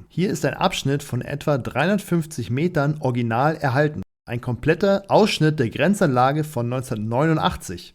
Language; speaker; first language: German; native; German